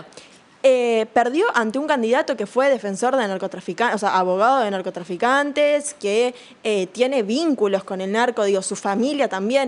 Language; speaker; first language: Spanish; native; Spanish